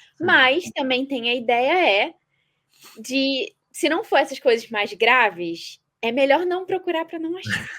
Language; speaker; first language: Portuguese; native; Portuguese